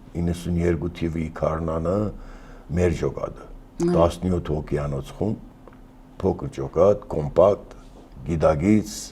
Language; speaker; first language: Armenian; early bilingual, heritage; Armenian